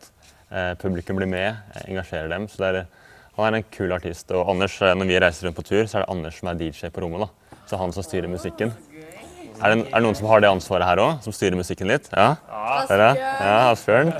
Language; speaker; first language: Norwegian; native; Norwegian